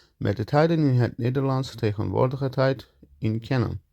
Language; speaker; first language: Dutch; non-native, fluent; Turkish